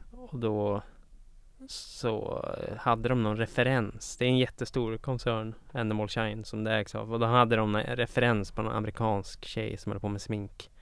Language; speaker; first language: Swedish; native; Swedish